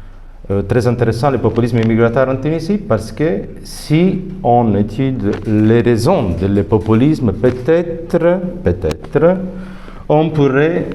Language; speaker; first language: French; non-native, fluent; Italian